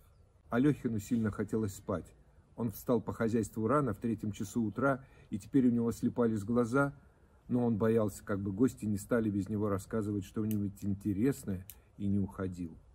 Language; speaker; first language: Russian; native; Russian